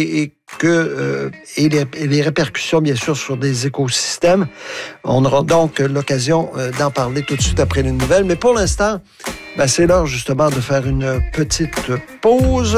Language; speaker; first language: French; native; French